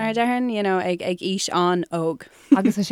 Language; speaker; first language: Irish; non-native, local second language; English